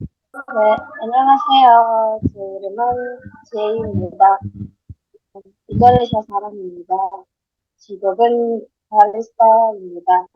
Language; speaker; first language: Korean; non-native, learner; Indonesian